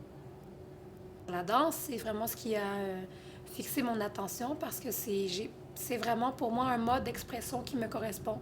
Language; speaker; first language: French; non-native, fluent; Portuguese